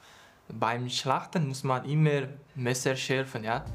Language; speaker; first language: German; non-native, learner; Uzbek